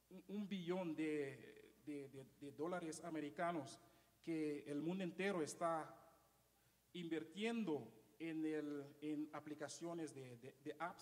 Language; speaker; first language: Spanish; non-native, fluent; Papiamento